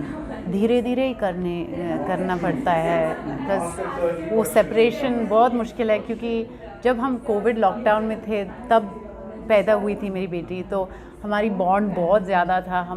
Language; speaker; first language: Hindi; non-native, local second language; French